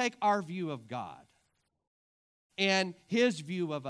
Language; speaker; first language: English; native; English